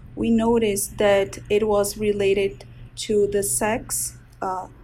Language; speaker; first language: English; non-native, fluent; Portuguese